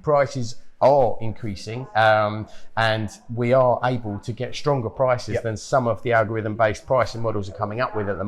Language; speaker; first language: English; native; English